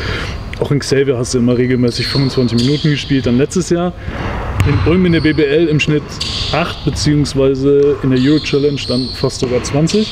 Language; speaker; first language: German; native; German